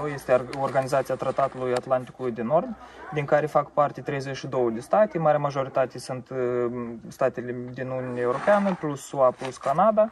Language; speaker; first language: Romanian; native; Romanian